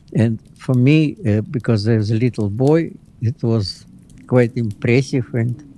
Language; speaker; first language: English; non-native, fluent; Russian